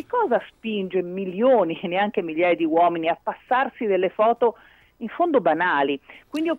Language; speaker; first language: Italian; native; Italian